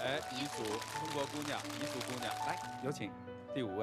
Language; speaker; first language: Chinese; native; Chinese